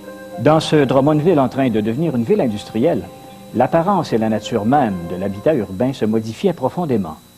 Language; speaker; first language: French; native; French